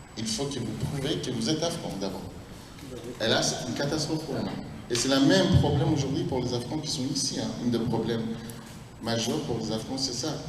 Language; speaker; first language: French; non-native, fluent; Persian